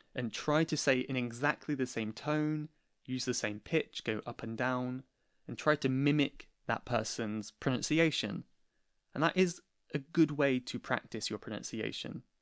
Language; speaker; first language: English; native; English